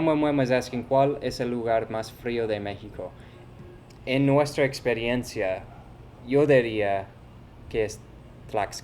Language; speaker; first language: Spanish; non-native, fluent; English